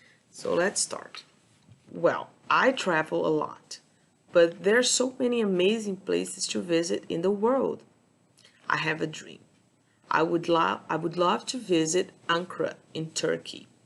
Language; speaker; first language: English; non-native, fluent; Portuguese